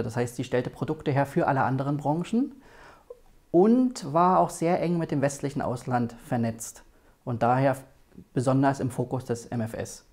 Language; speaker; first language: German; native; German